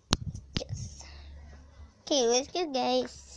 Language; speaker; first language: English; native; English